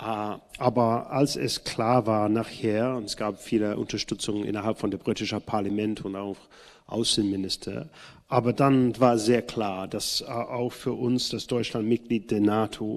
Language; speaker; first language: German; non-native, fluent; English